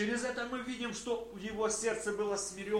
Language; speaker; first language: Polish; non-native, learner; Russian